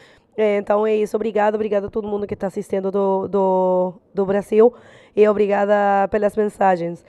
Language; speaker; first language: Portuguese; non-native, fluent; Spanish